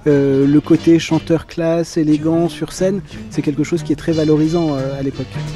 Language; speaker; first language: French; native; French